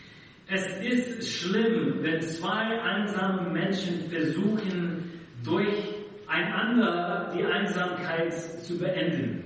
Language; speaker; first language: German; non-native, fluent; English